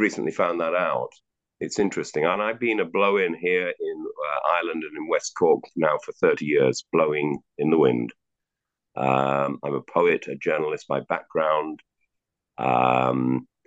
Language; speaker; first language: English; native; English